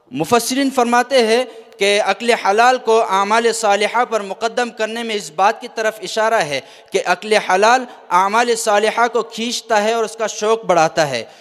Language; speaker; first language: Urdu; native; Urdu